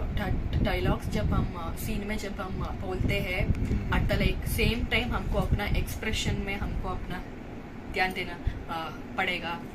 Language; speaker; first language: Hindi; non-native, local second language; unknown